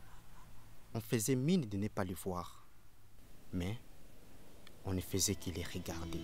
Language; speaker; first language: French; non-native, local second language; Lingala